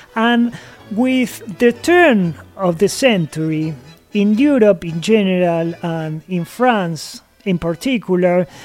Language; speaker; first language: English; non-native, fluent; Spanish